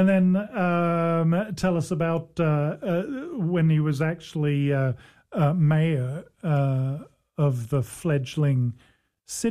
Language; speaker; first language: English; native; English